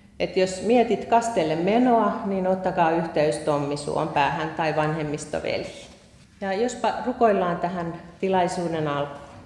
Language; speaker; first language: Finnish; native; Finnish